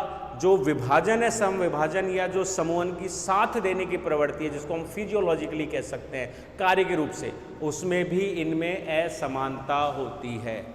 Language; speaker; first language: Hindi; native; Hindi